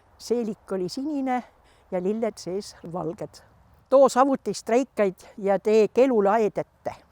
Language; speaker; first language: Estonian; native; Estonian